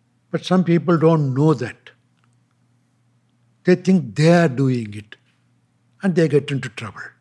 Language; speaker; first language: English; non-native, local second language; Tamil